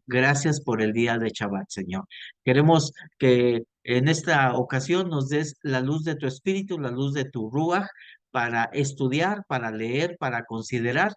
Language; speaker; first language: Spanish; native; Spanish